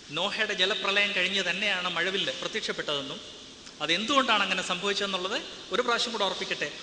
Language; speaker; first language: Malayalam; non-native, learner; Hindi